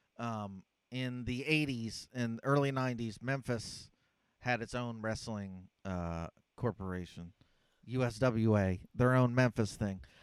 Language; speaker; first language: English; native; English